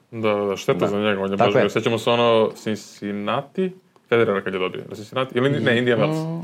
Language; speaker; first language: Serbian; native; Serbian